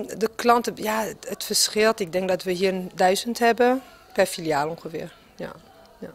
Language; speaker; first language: Dutch; non-native, fluent; French